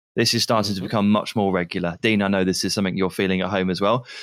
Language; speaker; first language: English; native; English